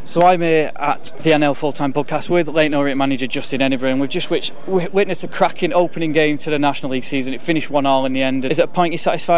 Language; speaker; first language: English; native; English